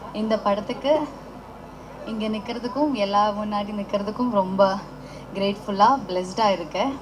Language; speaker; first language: Tamil; non-native, learner; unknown